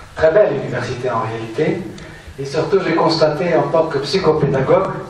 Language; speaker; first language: French; non-native, local second language; Arabic